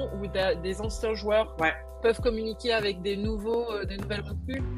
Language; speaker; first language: French; native; French